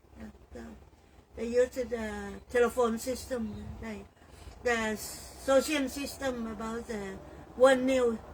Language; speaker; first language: English; non-native, learner; Thai